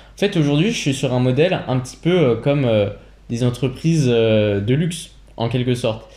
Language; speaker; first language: French; native; French